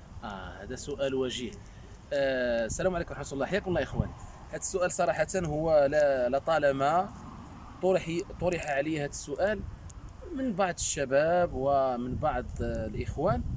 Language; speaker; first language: Arabic; native; Arabic